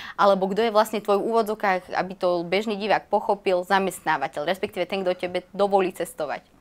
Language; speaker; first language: Slovak; native; Slovak